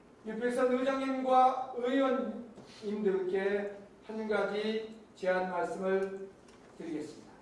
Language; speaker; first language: Korean; native; Korean